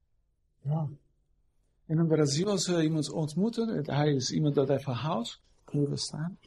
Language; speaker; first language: Dutch; non-native, fluent; Portuguese